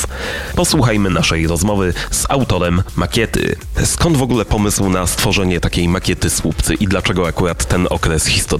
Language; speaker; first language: Polish; native; Polish